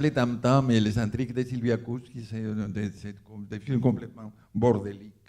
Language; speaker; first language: French; non-native, fluent; Spanish